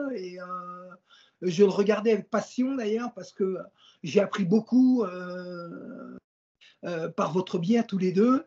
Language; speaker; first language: French; native; French